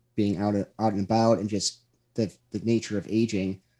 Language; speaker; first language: English; native; English